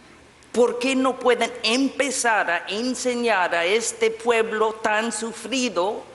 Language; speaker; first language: Spanish; non-native, fluent; English